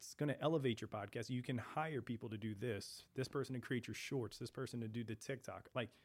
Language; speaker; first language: English; native; English